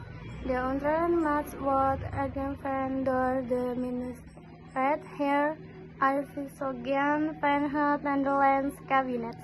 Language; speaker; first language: Dutch; non-native, learner; Indonesian